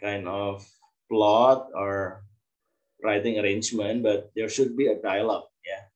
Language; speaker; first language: English; non-native, learner; Indonesian